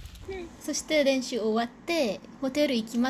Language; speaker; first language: Japanese; non-native, learner; Thai